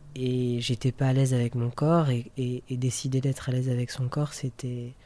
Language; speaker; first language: French; native; French